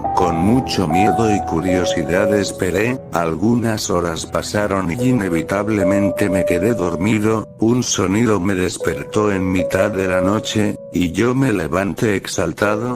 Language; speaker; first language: Spanish; native; Spanish